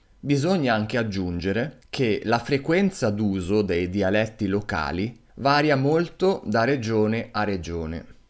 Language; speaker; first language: Italian; native; Italian